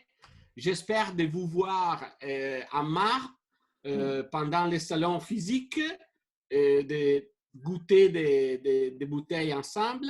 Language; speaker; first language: French; non-native, fluent; Italian